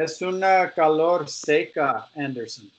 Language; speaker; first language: Spanish; non-native, learner; English